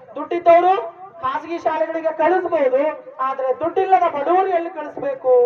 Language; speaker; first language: Kannada; native; Kannada